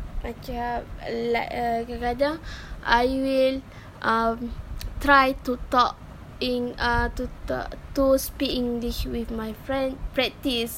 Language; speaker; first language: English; non-native, learner; Malay